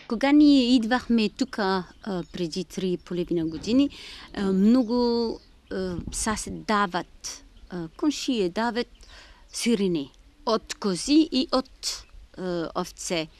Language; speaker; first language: Bulgarian; non-native, learner; Arabic